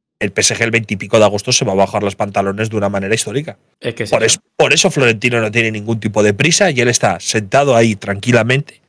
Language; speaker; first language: Spanish; native; Spanish